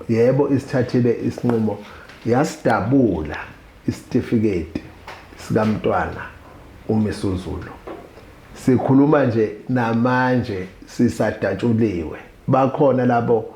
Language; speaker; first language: Zulu; native; Zulu